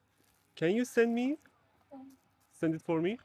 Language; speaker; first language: English; non-native, fluent; Persian